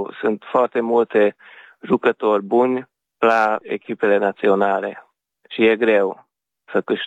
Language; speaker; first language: Romanian; non-native, local second language; Hungarian